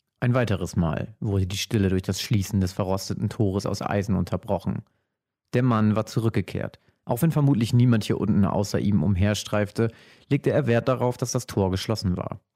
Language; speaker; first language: German; native; German